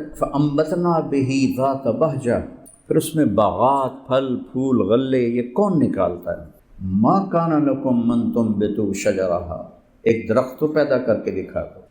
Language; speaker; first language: Urdu; non-native, local second language; Punjabi